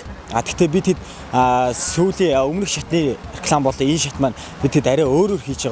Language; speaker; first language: Mongolian; native; Mongolian